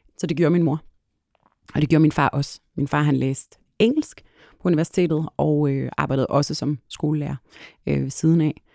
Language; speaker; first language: Danish; early bilingual, other home language; Arabic